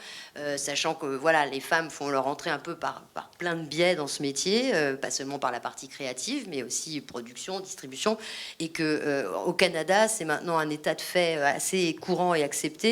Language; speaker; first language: French; native; French